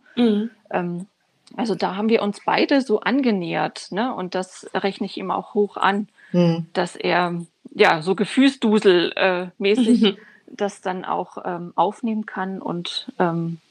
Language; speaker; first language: German; native; German